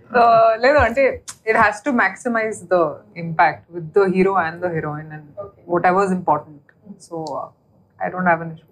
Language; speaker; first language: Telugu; non-native, fluent; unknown